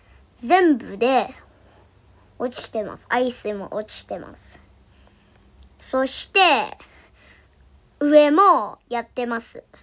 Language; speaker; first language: Japanese; non-native, learner; Indonesian